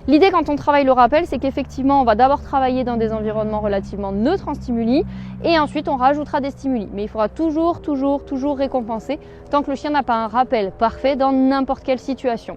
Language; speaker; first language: French; native; French